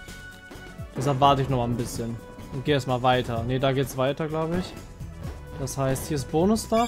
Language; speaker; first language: German; native; German